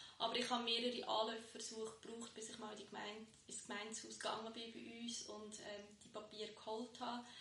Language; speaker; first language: German; early bilingual, other home language; Bosnian